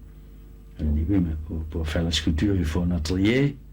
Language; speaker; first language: French; non-native, fluent; Dutch